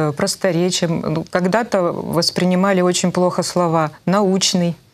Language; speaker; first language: Russian; native; Russian